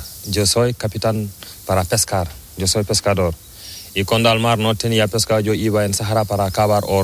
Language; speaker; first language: Spanish; non-native, learner; Fula